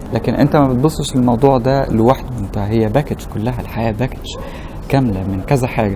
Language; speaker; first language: Arabic; native; Arabic